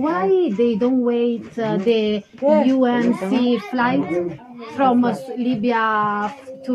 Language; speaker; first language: English; non-native, learner; Italian